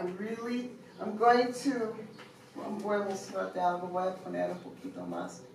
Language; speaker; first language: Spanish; non-native, learner; English